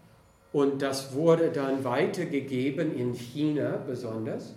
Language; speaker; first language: German; non-native, fluent; English